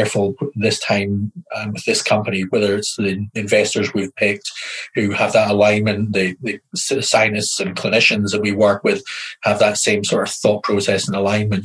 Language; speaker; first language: English; native; English